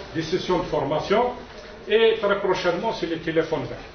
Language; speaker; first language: French; non-native, local second language; Kabyle